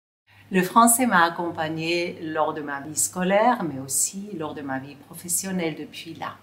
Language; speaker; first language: French; non-native, local second language; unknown